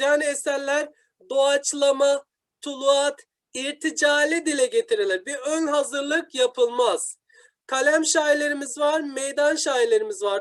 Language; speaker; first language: Turkish; native; Turkish